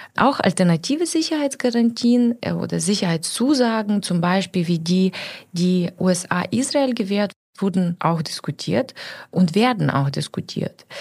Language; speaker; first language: German; non-native, fluent; Ukrainian